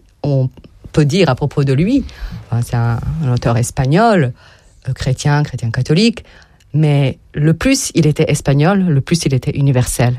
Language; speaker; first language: French; non-native, fluent; Serbian